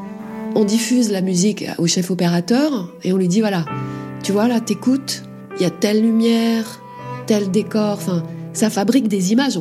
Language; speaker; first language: French; native; French